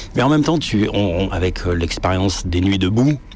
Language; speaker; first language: French; native; French